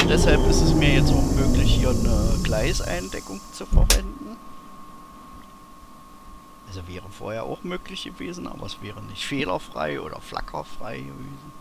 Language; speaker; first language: German; native; German